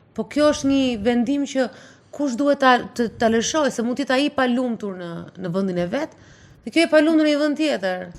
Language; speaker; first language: Albanian; native; Albanian